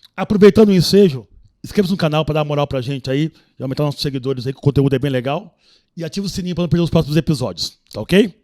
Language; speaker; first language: Portuguese; native; Portuguese